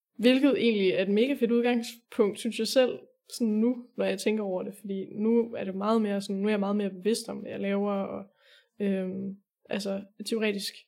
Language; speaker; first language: Danish; native; Danish